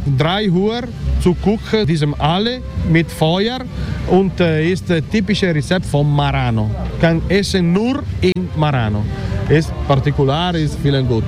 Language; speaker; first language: German; non-native, learner; Italian